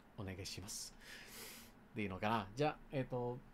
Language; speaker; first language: Japanese; non-native, learner; English